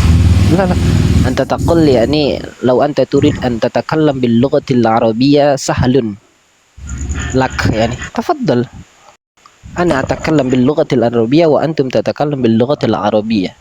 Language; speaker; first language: Arabic; non-native, fluent; Indonesian